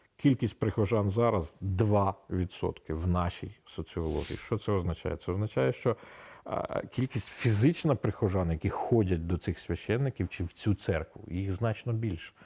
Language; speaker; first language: Ukrainian; native; Ukrainian